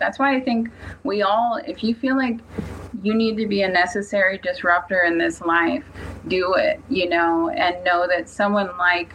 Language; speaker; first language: English; native; English